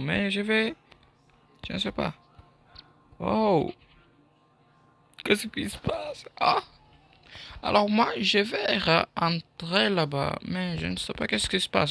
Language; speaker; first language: French; non-native, learner; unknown